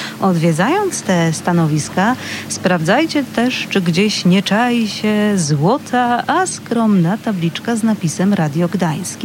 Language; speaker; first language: Polish; native; Polish